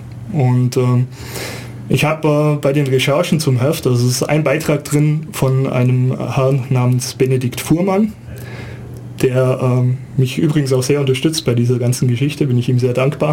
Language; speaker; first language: German; native; German